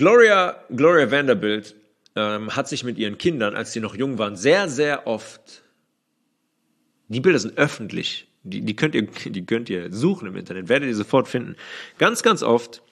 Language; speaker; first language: German; native; German